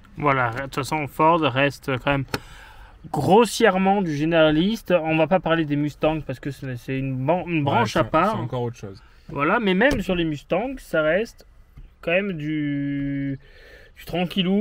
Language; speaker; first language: French; native; French